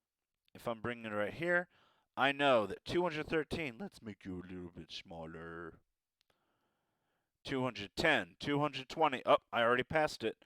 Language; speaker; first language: English; native; English